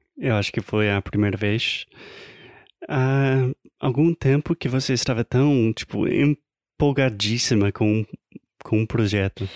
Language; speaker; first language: Portuguese; non-native, fluent; English